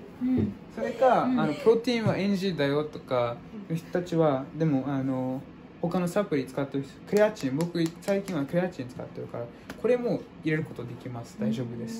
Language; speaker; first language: Japanese; non-native, fluent; English